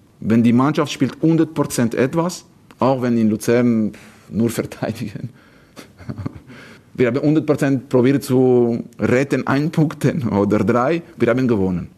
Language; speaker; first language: German; non-native, local second language; French